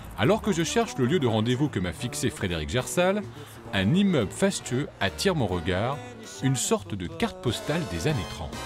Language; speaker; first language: French; native; French